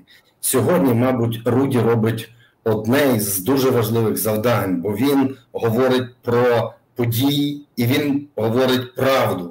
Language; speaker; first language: Ukrainian; native; Ukrainian